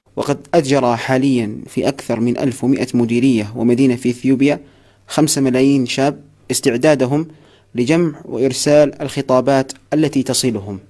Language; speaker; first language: Arabic; non-native, fluent; Amharic